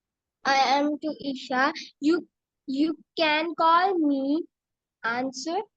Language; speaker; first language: English; non-native, learner; Urdu